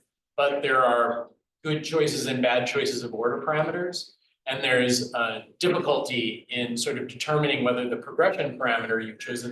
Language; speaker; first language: English; native; English